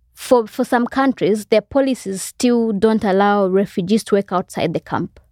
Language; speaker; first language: English; non-native, local second language; Kinyarwanda